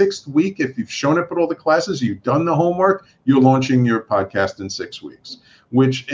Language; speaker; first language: English; native; English